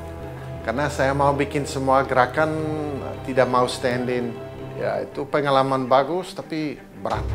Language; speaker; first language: Indonesian; non-native, learner; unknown